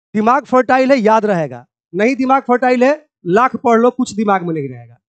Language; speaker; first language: Hindi; native; Hindi